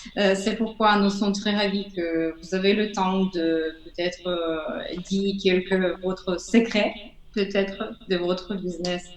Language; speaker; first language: French; non-native, learner; Russian